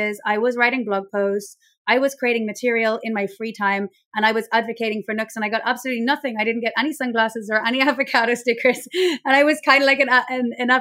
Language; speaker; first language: English; native; English